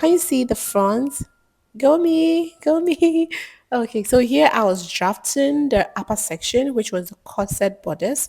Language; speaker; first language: English; non-native, local second language; Akan